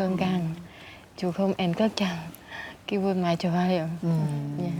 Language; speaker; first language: Korean; non-native, learner; Vietnamese